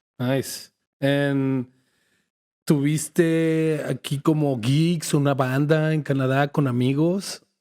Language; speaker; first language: Spanish; native; Spanish